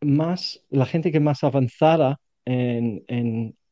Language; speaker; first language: Spanish; non-native, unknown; English